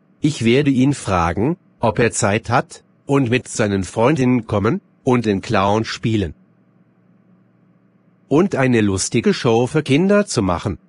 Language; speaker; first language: German; non-native, fluent; Arabic